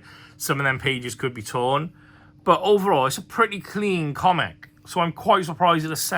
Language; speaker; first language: English; native; English